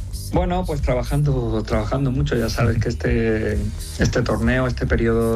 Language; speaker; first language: Spanish; native; Spanish